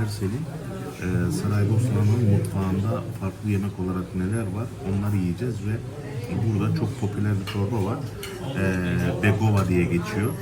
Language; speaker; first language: Turkish; native; Turkish